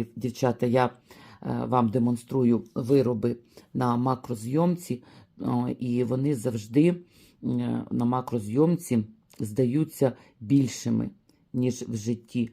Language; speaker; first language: Ukrainian; native; Ukrainian